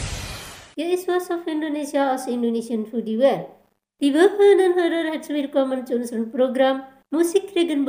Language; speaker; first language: German; non-native, fluent; Indonesian